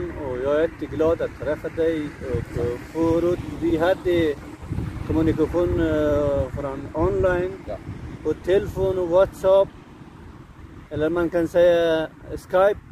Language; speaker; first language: Swedish; non-native, learner; Persian